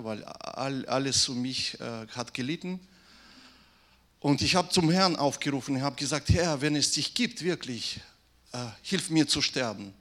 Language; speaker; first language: German; non-native, fluent; Russian